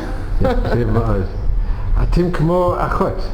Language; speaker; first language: Hebrew; non-native, learner; English